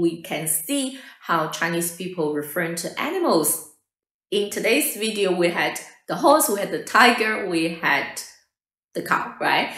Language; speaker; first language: English; non-native, fluent; Chinese